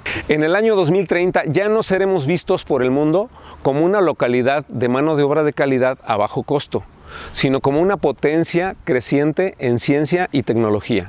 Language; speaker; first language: Spanish; native; Spanish